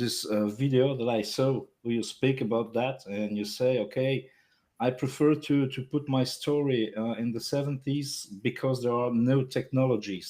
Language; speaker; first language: English; non-native, learner; French